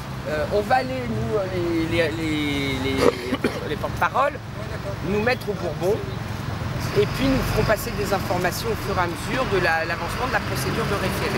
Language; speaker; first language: French; native; French